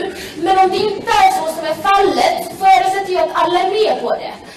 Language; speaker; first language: Swedish; native; Swedish